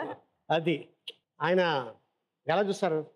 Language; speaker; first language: Telugu; native; Telugu